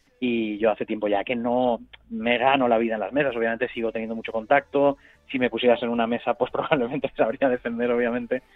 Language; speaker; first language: Spanish; native; Spanish